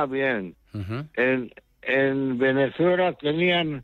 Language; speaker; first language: Spanish; non-native, local second language; Basque